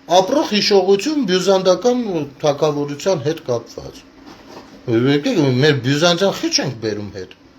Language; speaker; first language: Armenian; native; Armenian